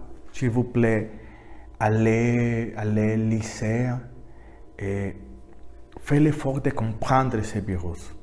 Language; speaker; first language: French; non-native, learner; Spanish